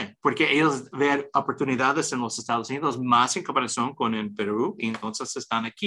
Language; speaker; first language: Spanish; early bilingual, heritage; English